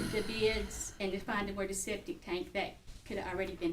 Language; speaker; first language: English; native; English